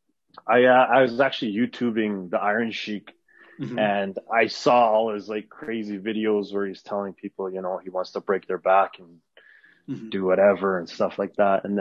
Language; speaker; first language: English; non-native, fluent; Arabic